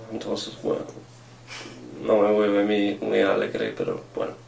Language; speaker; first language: Spanish; non-native, learner; English